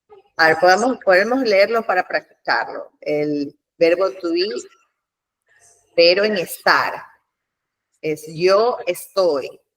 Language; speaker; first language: Spanish; non-native, fluent; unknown